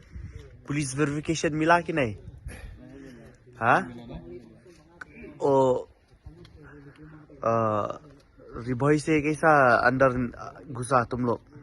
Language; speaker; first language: Hindi; non-native, local second language; Khasi